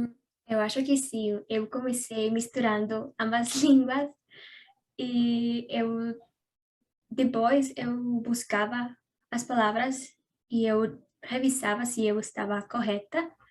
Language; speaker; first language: Portuguese; non-native, learner; Spanish